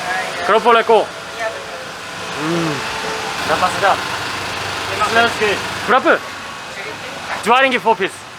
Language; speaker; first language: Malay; non-native, learner; Korean